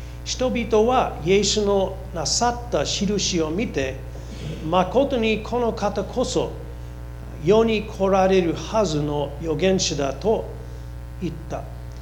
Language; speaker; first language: Japanese; non-native, fluent; English